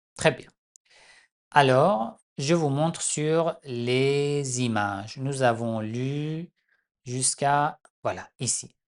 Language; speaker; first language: French; non-native, fluent; Persian